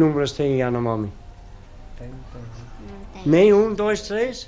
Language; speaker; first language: Portuguese; non-native, learner; English